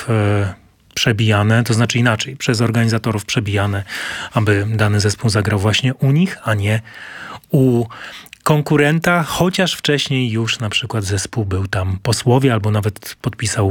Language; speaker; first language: Polish; native; Polish